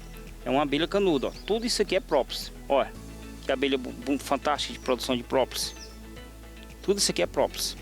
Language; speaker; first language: Portuguese; native; Portuguese